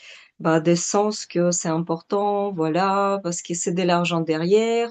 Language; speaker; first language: French; non-native, fluent; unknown